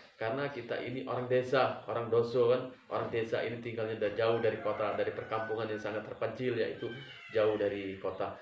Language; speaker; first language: Indonesian; non-native, local second language; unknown